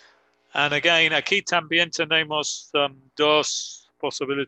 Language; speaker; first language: Spanish; non-native, fluent; English